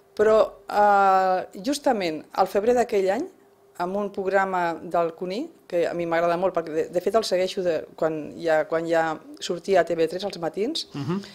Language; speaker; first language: Catalan; non-native, local second language; Spanish